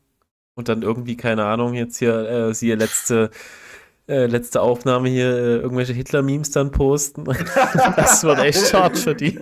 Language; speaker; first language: German; native; German